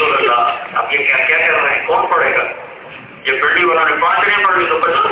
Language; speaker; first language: Urdu; non-native, local second language; Punjabi